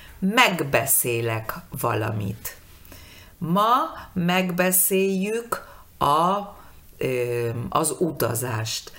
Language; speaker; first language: Hungarian; non-native, learner; Spanish